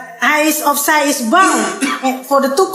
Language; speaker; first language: Dutch; non-native, learner; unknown